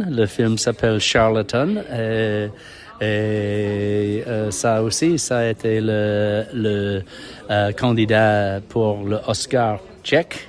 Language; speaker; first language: French; non-native, fluent; English